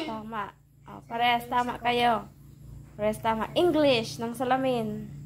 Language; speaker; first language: Filipino; non-native, local second language; Bikol